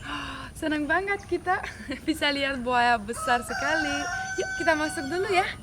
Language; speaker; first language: Indonesian; non-native, fluent; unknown